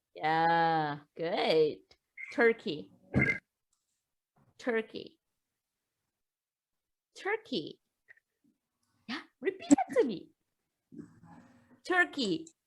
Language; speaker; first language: English; non-native, learner; Vietnamese